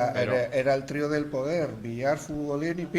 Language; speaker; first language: Spanish; native; Spanish